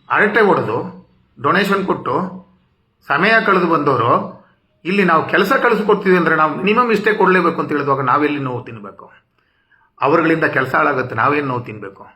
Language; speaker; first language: Kannada; non-native, local second language; Tamil